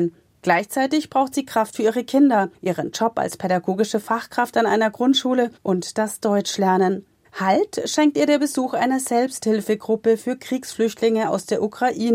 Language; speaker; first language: German; native; German